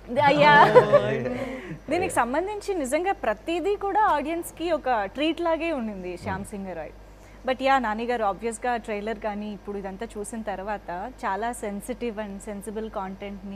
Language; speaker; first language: Telugu; native; Telugu